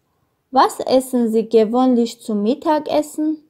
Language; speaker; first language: German; non-native, fluent; Armenian